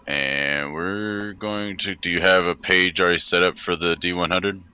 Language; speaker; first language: English; native; English